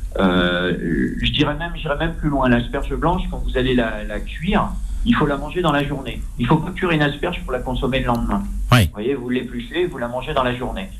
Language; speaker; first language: French; native; French